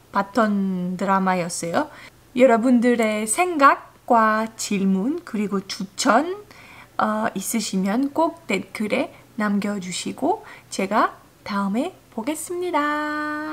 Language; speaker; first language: Korean; non-native, fluent; French